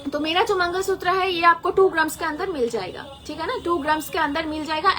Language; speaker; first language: Hindi; non-native, local second language; Bangla